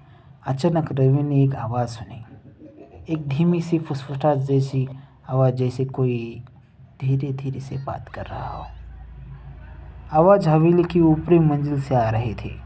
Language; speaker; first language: Hindi; native; Hindi